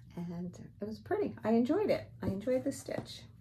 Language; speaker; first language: English; native; English